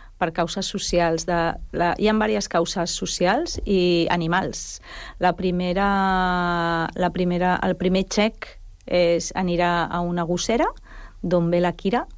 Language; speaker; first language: Catalan; non-native, local second language; Spanish